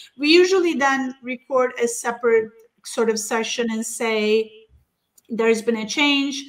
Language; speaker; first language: English; non-native, fluent; Turkish